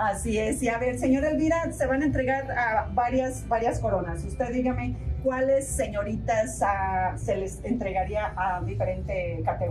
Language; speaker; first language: Spanish; native; Spanish